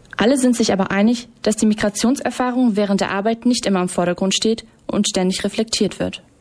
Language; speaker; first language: German; native; German